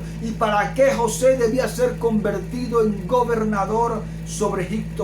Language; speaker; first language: Spanish; native; Spanish